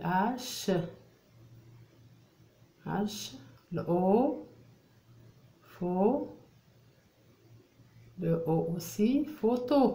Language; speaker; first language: French; non-native, local second language; Arabic